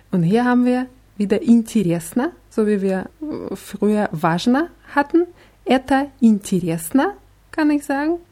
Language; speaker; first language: German; non-native, fluent; Russian